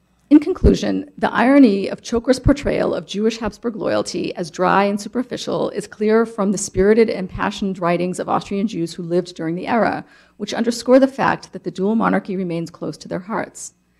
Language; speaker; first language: English; native; English